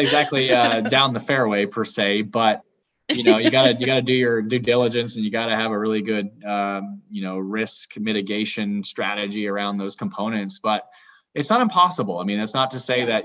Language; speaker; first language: English; native; English